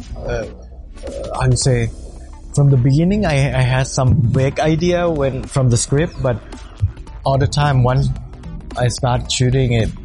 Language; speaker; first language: English; non-native, fluent; Thai